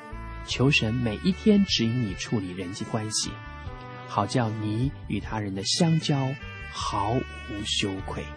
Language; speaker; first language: Chinese; native; Chinese